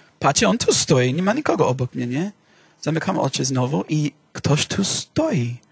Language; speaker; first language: Polish; non-native, fluent; English